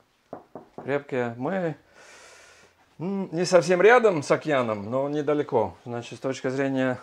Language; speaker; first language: Russian; non-native, learner; English